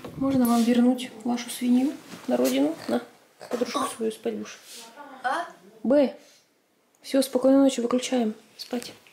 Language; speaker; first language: Russian; native; Russian